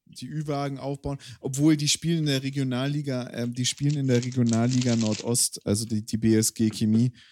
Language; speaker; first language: German; native; German